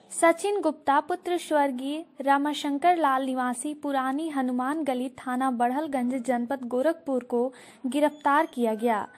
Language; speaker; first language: Hindi; native; Hindi